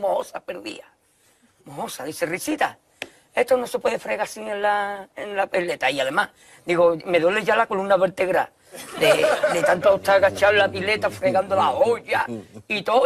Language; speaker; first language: Spanish; native; Spanish